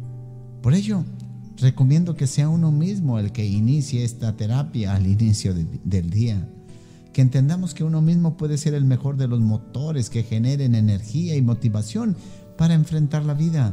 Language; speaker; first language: Spanish; native; Spanish